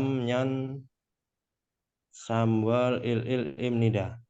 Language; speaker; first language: Korean; non-native, learner; Indonesian